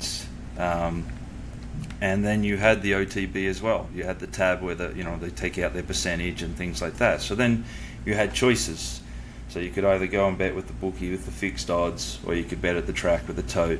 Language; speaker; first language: English; native; English